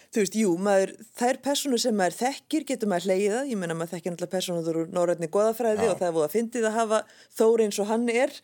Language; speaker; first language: Icelandic; native; Icelandic